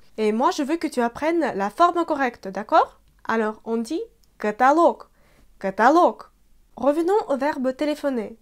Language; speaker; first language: French; non-native, fluent; Russian